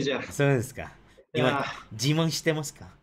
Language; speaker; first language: Japanese; non-native, fluent; Malay